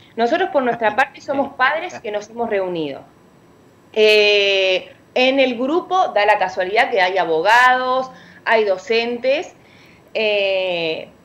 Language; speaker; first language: Spanish; native; Spanish